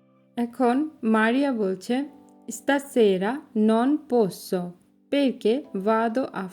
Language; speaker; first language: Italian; non-native, fluent; Bangla